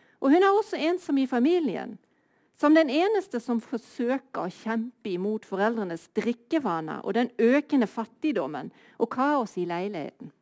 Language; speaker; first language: Norwegian; native; Norwegian